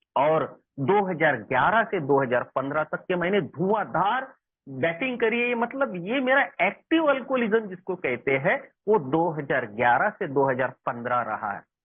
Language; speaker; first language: Hindi; non-native, local second language; Marathi